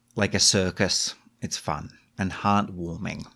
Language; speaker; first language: English; native; English